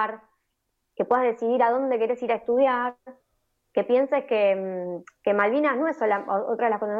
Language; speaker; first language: Spanish; native; Spanish